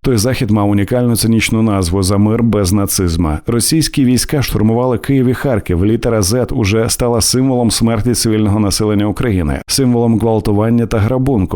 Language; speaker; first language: Ukrainian; native; Ukrainian